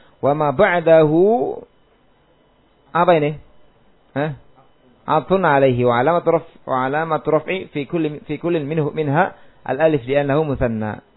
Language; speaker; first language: Arabic; non-native, fluent; Indonesian